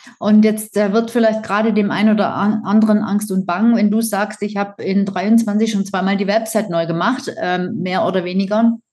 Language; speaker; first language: German; native; German